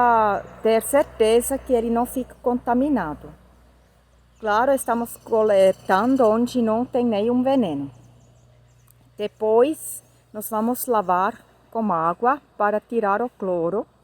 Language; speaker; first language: Portuguese; non-native, fluent; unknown